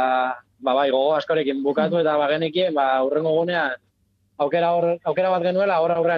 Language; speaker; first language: Basque; native; Basque